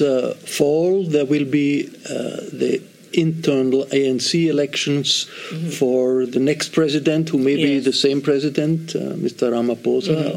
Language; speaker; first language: English; non-native, fluent; German